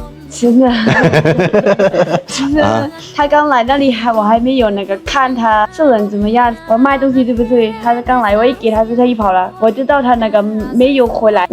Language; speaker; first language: Chinese; non-native, learner; Lao